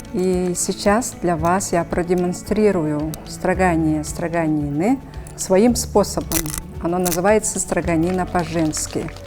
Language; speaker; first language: Russian; non-native, local second language; Yakut